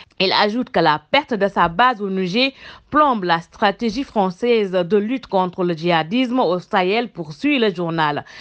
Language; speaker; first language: French; non-native, local second language; Wolof